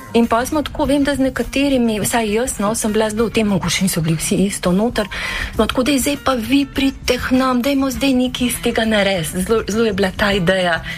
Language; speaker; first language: Slovenian; native; Slovenian